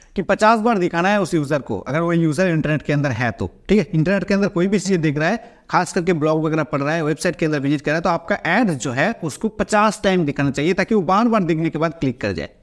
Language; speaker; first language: Hindi; non-native, local second language; Bangla